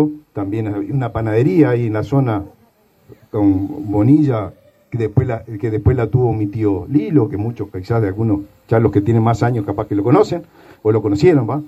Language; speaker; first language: Spanish; native; Spanish